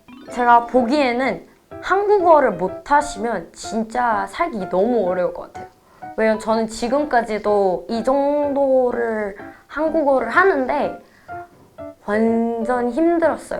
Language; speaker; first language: Korean; non-native, fluent; Indonesian